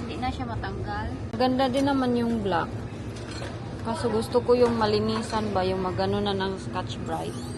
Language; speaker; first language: Filipino; non-native, local second language; Cebuano